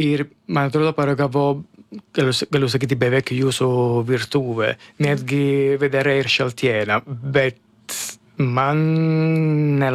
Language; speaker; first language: Lithuanian; non-native, learner; Italian